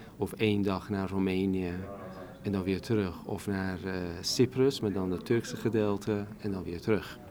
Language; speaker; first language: Dutch; non-native, fluent; Persian